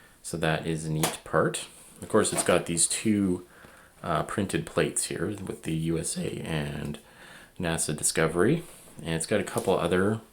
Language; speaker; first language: English; native; English